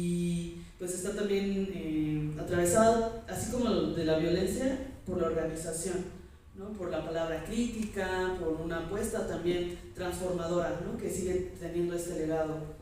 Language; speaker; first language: Spanish; native; Spanish